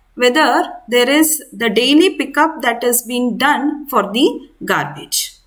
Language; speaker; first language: English; non-native, local second language; Kannada